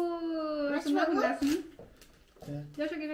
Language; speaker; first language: German; non-native, fluent; Filipino